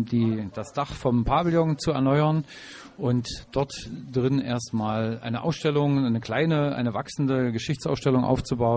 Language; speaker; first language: German; native; German